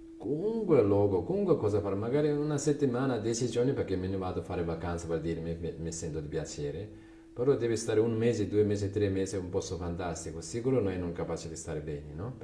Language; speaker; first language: Italian; non-native, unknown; Tibetan